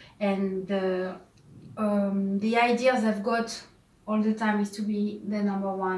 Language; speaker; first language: English; non-native, fluent; French